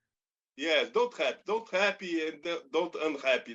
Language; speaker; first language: English; non-native, learner; Portuguese